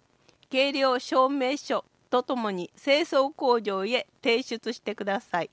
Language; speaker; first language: Japanese; native; Japanese